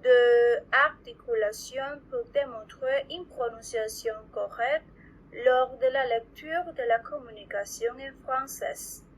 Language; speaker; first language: French; non-native, learner; Spanish